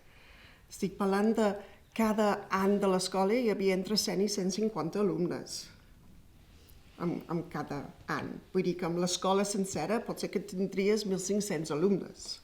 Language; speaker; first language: Catalan; non-native, fluent; English